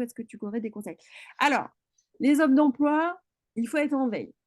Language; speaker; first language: French; native; French